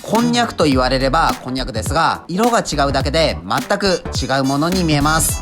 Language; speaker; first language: Japanese; native; Japanese